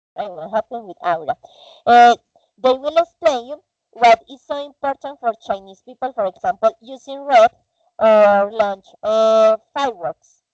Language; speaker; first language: English; non-native, fluent; Spanish